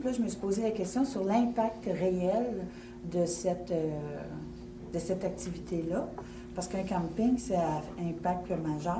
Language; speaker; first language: French; native; French